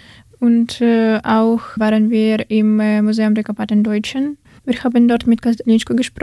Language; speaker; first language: German; non-native, fluent; Ukrainian